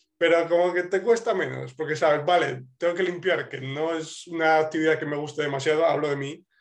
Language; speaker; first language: Spanish; native; Spanish